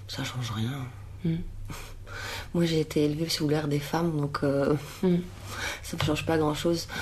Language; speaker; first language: French; native; French